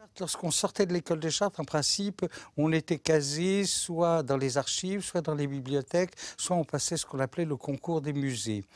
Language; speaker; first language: French; native; French